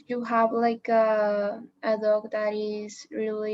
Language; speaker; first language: English; non-native, learner; Spanish